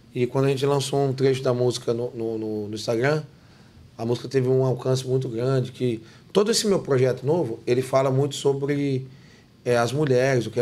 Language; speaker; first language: Portuguese; native; Portuguese